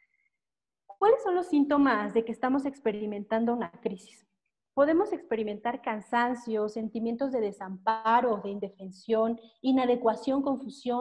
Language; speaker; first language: Spanish; native; Spanish